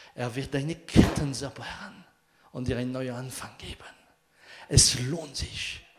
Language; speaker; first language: German; non-native, fluent; French